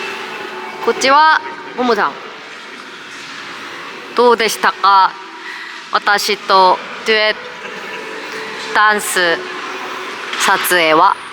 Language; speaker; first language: Japanese; non-native, learner; Korean